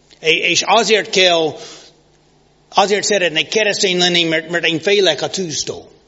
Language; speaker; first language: Hungarian; non-native, learner; English